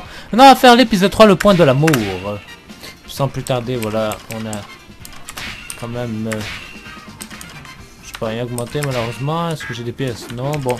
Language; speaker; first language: French; native; French